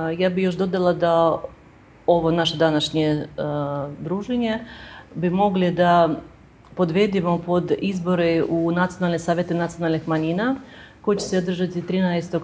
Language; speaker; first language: Serbian; non-native, fluent; Russian